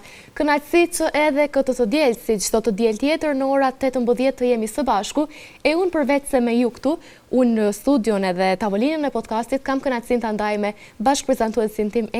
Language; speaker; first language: Albanian; native; Albanian